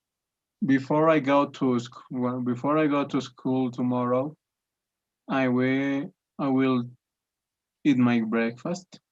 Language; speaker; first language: English; non-native, learner; Spanish